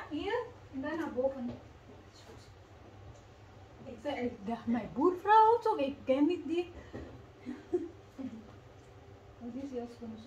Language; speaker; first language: Dutch; non-native, learner; Indonesian